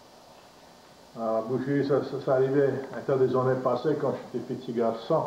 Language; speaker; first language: French; native; French